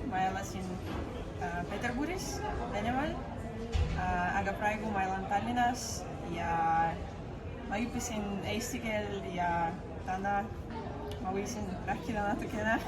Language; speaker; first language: Estonian; non-native, learner; Russian